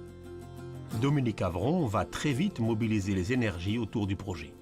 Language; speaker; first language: French; native; French